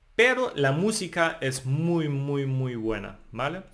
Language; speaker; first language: Spanish; non-native, fluent; German